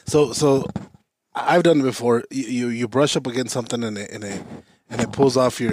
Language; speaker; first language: English; early bilingual, other home language; Spanish